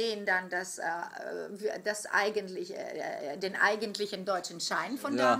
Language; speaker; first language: German; non-native, fluent; Greek